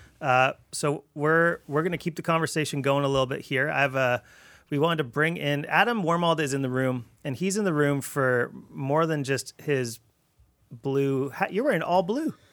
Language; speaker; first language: English; native; English